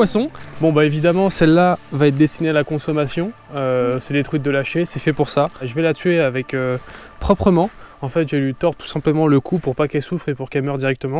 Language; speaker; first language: French; native; French